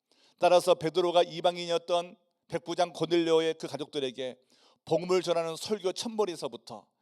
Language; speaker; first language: Korean; native; Korean